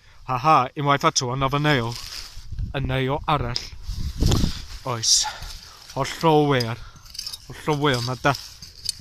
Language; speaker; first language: Welsh; non-native, learner; English